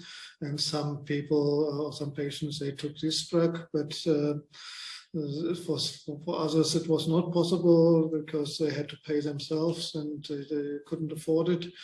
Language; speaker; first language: English; non-native, fluent; German